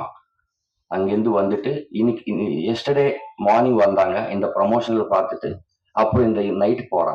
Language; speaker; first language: Tamil; non-native, learner; Telugu